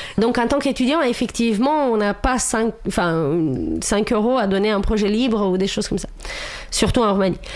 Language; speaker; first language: French; non-native, fluent; Romanian